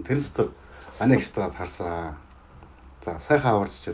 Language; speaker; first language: Mongolian; native; Mongolian